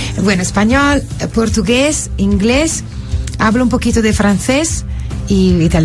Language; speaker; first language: Spanish; non-native, fluent; Italian